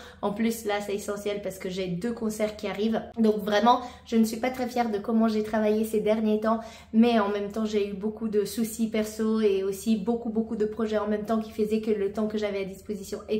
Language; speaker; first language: French; native; French